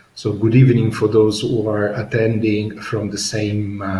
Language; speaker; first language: English; non-native, fluent; Italian